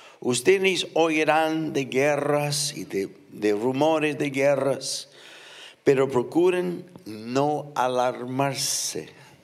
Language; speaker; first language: Spanish; non-native, fluent; English